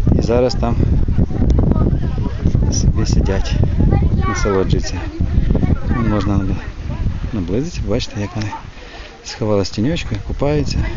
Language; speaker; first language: Ukrainian; native; Ukrainian